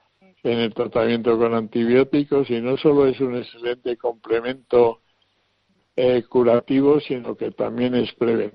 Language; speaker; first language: Spanish; native; Spanish